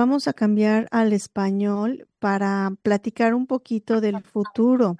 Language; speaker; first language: Spanish; native; Spanish